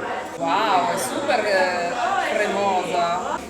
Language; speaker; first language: Italian; native; Italian